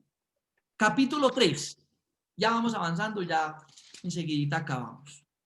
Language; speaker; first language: Spanish; native; Spanish